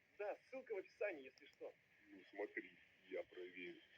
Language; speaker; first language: Russian; native; Russian